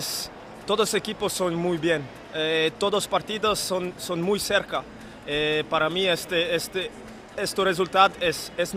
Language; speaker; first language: Spanish; non-native, learner; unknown